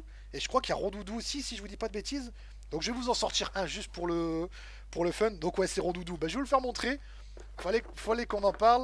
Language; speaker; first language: French; native; French